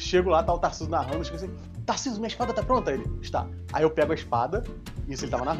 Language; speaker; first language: Portuguese; native; Portuguese